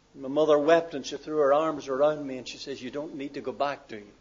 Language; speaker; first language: English; native; English